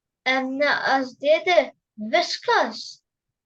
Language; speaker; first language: Lithuanian; early bilingual, heritage; Lithuanian